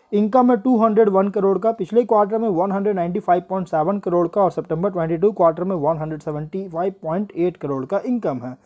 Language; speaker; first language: Hindi; native; Hindi